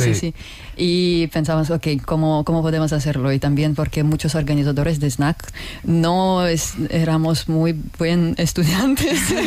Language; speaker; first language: Spanish; non-native, learner; Russian